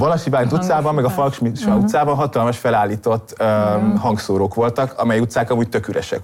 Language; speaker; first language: Hungarian; native; Hungarian